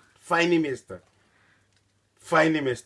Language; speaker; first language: Polish; non-native, learner; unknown